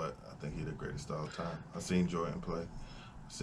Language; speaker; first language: English; native; English